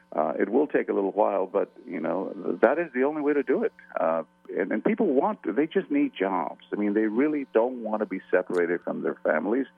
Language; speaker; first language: English; early bilingual, other home language; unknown